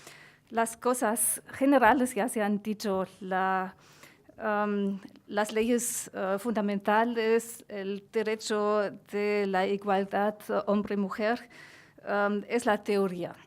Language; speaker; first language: Spanish; non-native, fluent; German